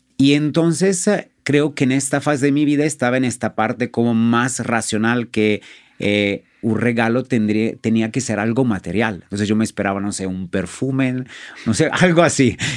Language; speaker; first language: Spanish; non-native, fluent; Italian